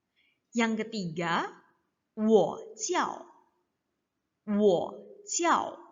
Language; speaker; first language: Chinese; non-native, fluent; Indonesian